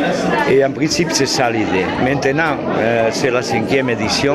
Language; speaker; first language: French; non-native, fluent; Catalan